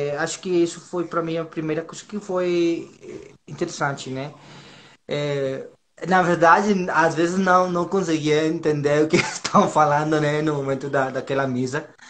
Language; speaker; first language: Portuguese; non-native, fluent; Spanish